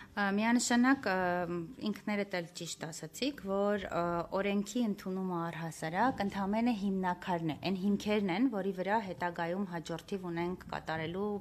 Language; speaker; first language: Armenian; native; Armenian